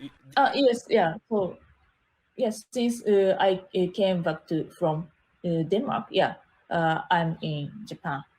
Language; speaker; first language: English; non-native, learner; Japanese